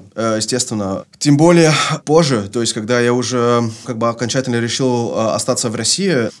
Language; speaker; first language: Russian; non-native, fluent; Dutch